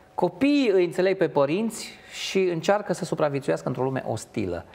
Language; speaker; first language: Romanian; native; Romanian